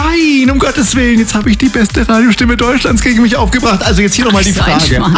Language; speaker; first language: German; native; German